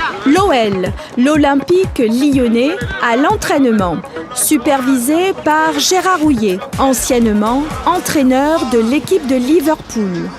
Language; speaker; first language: French; native; French